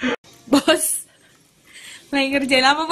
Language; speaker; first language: Indonesian; native; Indonesian